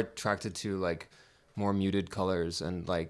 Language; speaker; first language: English; native; English